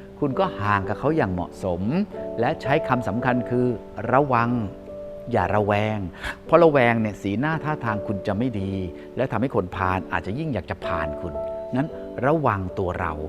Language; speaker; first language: Thai; native; Thai